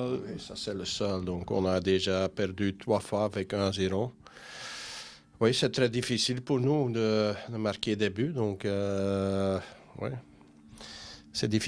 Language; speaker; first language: French; non-native, learner; Dutch